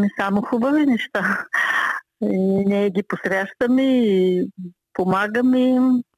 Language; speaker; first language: Bulgarian; early bilingual, heritage; Bulgarian